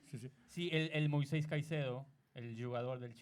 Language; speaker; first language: Catalan; non-native, learner; Spanish